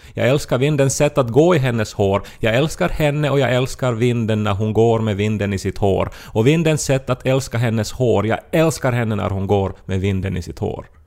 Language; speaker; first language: Swedish; native; Swedish